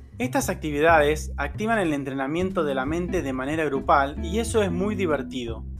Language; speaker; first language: Spanish; native; Spanish